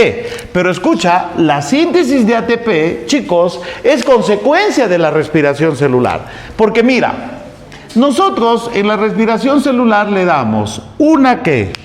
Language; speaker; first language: Spanish; native; Spanish